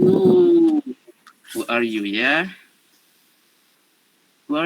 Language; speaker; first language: English; non-native, learner; Indonesian